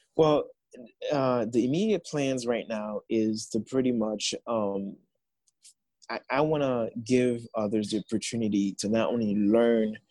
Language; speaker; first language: English; non-native, fluent; Haitian Creole